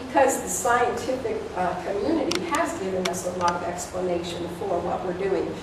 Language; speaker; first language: English; native; English